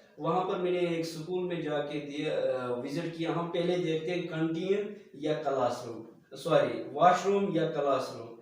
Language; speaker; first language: Urdu; non-native, local second language; Kashmiri